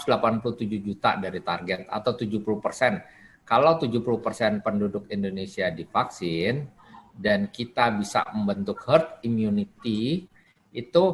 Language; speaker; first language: Indonesian; native; Indonesian